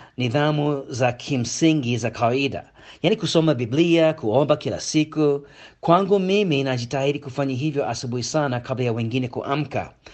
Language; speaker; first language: Swahili; non-native, fluent; English